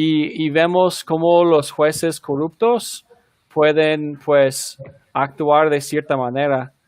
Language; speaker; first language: Spanish; non-native, fluent; English